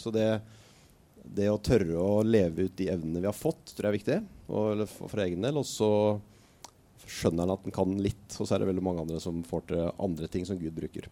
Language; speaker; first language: Norwegian; native; Norwegian